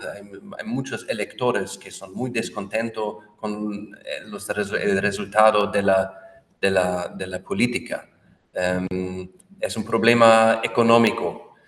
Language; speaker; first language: Spanish; non-native, fluent; German